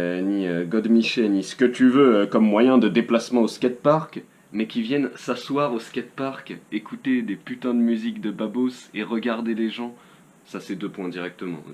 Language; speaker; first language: French; native; French